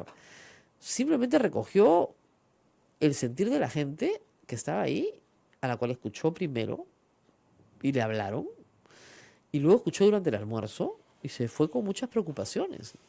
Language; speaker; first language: Spanish; native; Spanish